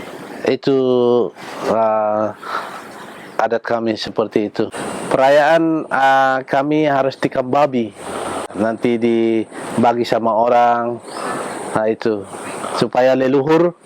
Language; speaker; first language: Indonesian; non-native, local second language; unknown